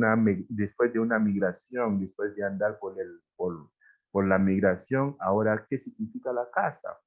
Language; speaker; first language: Spanish; non-native, fluent; Haitian Creole